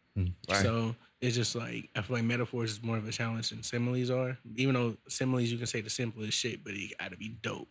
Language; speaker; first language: English; native; English